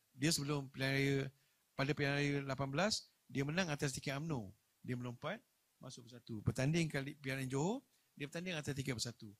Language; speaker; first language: Malay; native; Malay